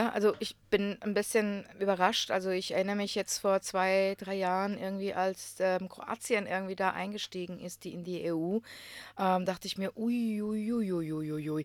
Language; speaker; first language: German; non-native, fluent; Croatian